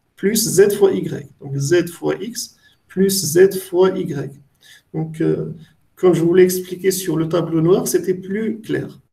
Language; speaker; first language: French; non-native, local second language; Arabic